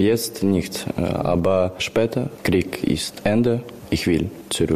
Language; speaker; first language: German; non-native, learner; Ukrainian